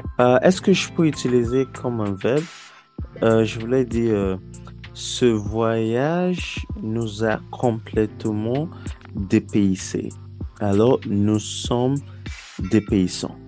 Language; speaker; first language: French; non-native, learner; Yoruba